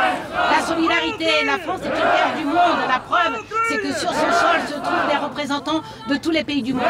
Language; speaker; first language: French; native; French